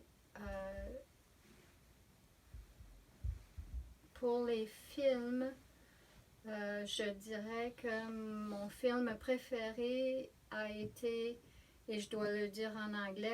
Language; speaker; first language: French; native; French